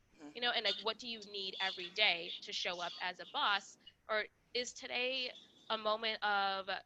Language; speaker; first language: English; non-native, local second language; Kinyarwanda